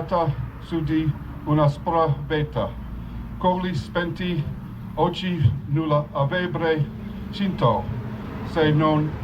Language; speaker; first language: Italian; non-native, learner; English